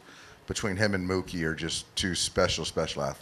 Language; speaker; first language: English; native; English